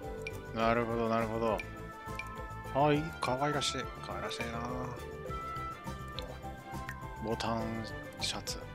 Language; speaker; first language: Japanese; native; Japanese